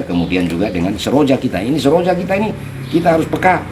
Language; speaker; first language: Indonesian; native; Indonesian